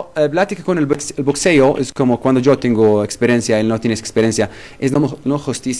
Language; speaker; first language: Spanish; non-native, learner; Arabic